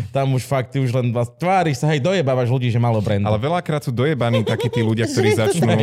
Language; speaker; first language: Slovak; native; Slovak